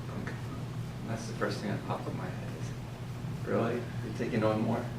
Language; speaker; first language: English; native; English